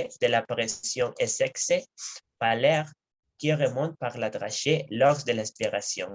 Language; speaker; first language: French; non-native, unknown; Spanish